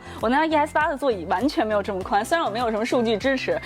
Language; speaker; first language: Chinese; native; Chinese